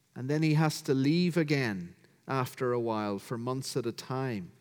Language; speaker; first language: English; native; English